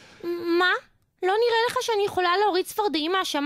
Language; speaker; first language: Hebrew; native; Hebrew